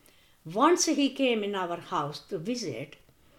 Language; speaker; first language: English; non-native, local second language; Punjabi